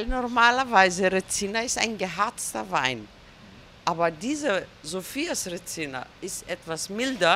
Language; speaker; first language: German; non-native, learner; Greek